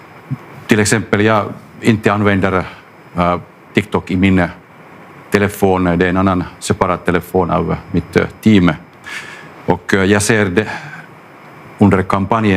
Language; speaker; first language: Swedish; non-native, local second language; Finnish